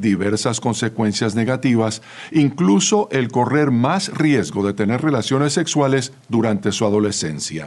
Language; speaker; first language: Spanish; native; Spanish